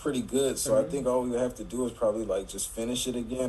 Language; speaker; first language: English; native; English